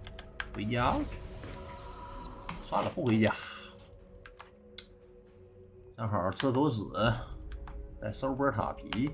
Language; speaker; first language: Chinese; native; Chinese